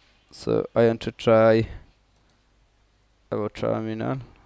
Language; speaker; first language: English; non-native, local second language; Bangla